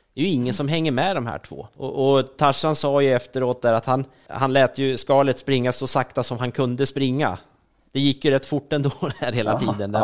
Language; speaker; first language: Swedish; native; Swedish